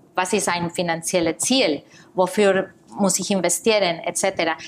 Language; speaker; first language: German; non-native, fluent; Spanish